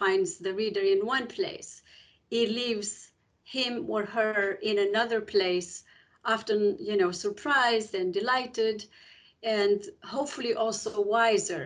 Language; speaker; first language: English; non-native, fluent; Romanian